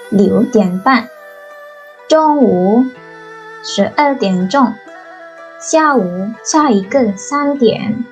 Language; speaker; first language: Chinese; non-native, fluent; Indonesian